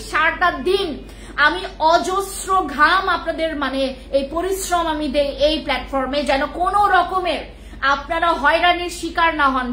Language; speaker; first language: Bangla; non-native, local second language; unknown